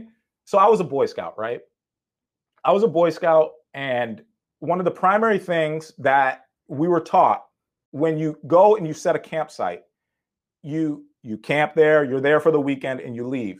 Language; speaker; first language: English; native; English